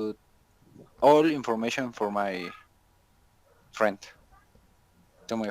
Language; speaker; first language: English; non-native, learner; Spanish